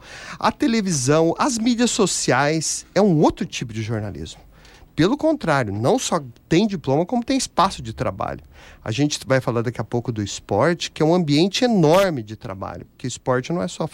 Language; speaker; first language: Portuguese; native; Portuguese